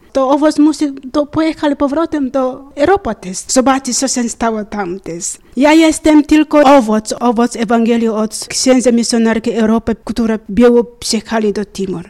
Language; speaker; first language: Polish; non-native, learner; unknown